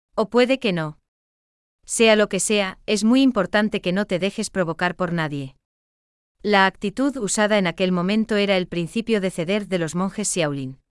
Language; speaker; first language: Spanish; non-native, fluent; German